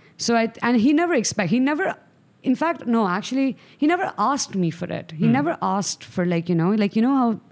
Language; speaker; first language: English; non-native, local second language; Sindhi